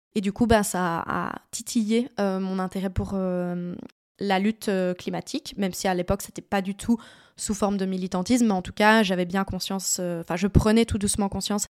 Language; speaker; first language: French; native; French